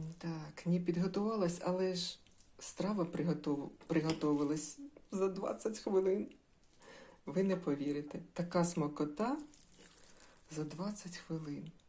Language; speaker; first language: Ukrainian; non-native, local second language; Russian